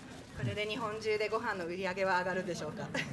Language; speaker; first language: Japanese; native; Japanese